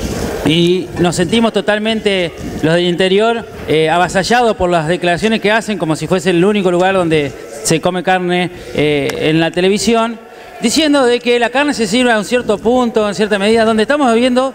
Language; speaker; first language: Spanish; native; Spanish